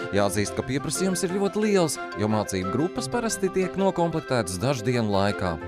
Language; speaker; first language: Latvian; native; Latvian